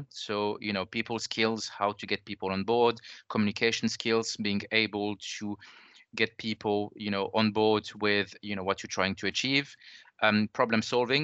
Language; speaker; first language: English; non-native, fluent; French